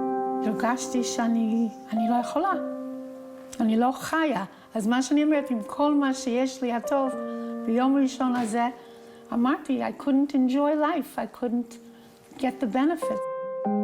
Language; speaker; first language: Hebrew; non-native, fluent; English